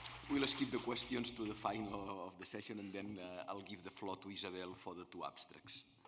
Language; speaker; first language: English; non-native, fluent; Spanish